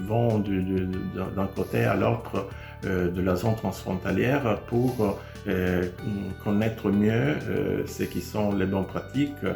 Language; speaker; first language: French; non-native, fluent; Italian